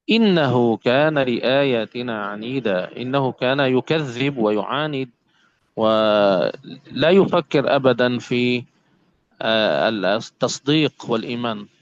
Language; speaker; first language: Arabic; native; Arabic